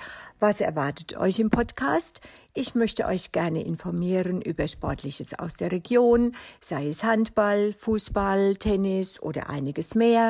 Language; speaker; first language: German; native; German